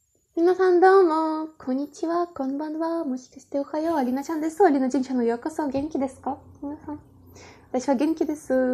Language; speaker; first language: Japanese; non-native, learner; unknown